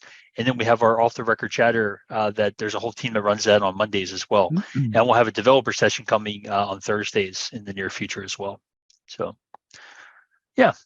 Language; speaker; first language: English; native; English